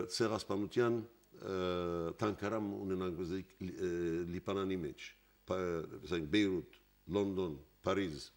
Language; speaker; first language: Armenian; early bilingual, heritage; Armenian